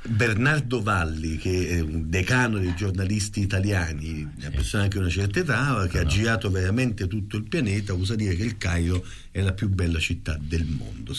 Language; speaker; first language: Italian; native; Italian